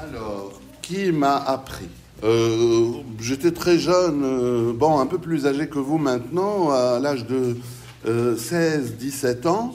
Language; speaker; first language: French; non-native, local second language; Arabic